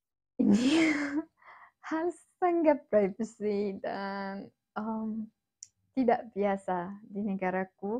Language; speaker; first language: Indonesian; non-native, fluent; Arabic